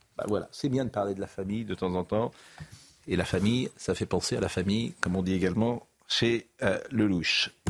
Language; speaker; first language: French; native; French